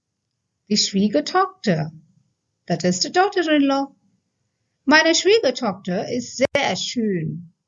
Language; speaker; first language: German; non-native, fluent; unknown